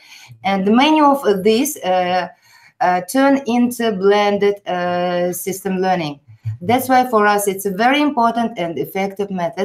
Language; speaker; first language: English; non-native, fluent; Uzbek